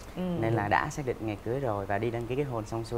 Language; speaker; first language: Vietnamese; native; Vietnamese